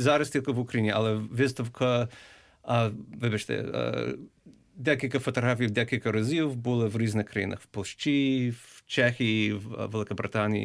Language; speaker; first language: Ukrainian; early bilingual, heritage; English